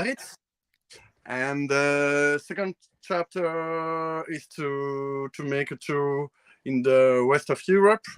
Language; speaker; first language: English; non-native, learner; French